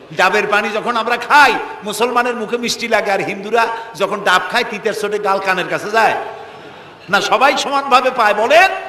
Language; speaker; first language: Bangla; native; Bangla